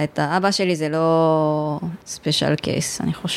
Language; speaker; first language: Hebrew; non-native, learner; Japanese